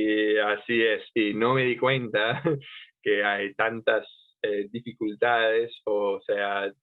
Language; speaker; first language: Spanish; non-native, fluent; English